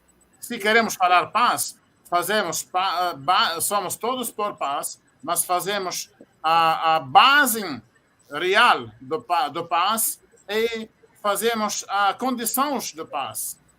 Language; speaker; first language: Portuguese; non-native, fluent; Arabic